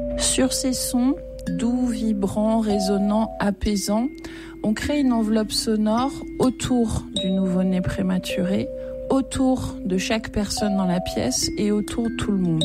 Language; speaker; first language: French; native; French